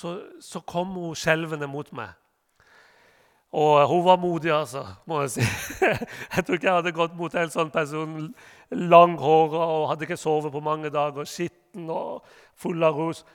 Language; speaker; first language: Norwegian; non-native, fluent; Persian